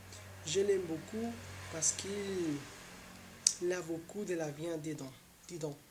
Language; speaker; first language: French; non-native, learner; Spanish